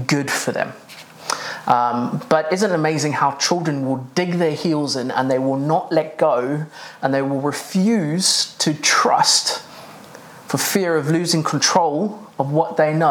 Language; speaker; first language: English; native; English